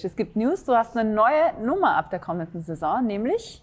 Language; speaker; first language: German; native; German